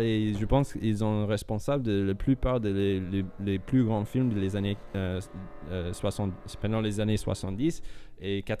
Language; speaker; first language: French; non-native, fluent; English